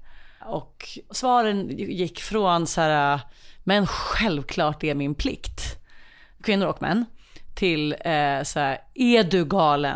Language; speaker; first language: Swedish; native; Swedish